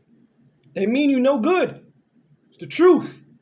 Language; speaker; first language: English; native; English